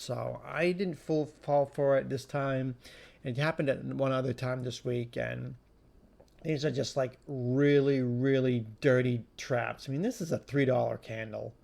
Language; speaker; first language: English; native; English